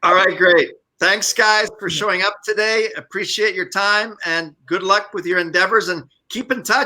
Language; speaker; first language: English; native; English